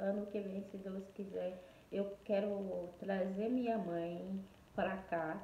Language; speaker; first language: Portuguese; non-native, fluent; Haitian Creole